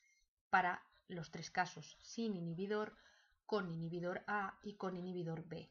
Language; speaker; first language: Spanish; native; Spanish